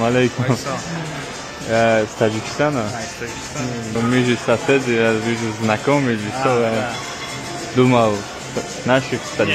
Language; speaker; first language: Russian; non-native, local second language; Tajik